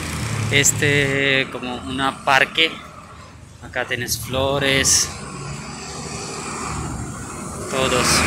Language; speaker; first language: Spanish; non-native, learner; Urdu